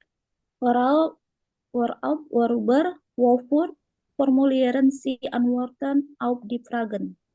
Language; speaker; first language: German; non-native, learner; Indonesian